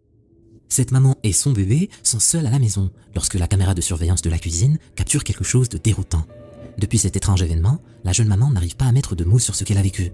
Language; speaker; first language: French; native; French